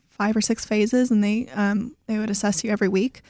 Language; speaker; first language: English; native; English